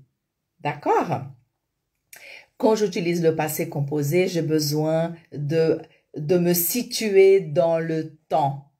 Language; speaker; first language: French; non-native, fluent; Portuguese